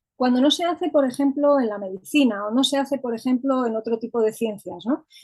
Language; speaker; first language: Spanish; native; Spanish